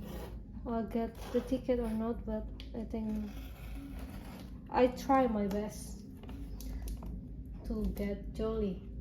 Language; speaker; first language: English; non-native, learner; Indonesian